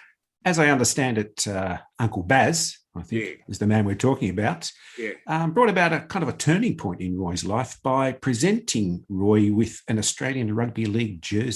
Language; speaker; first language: English; native; English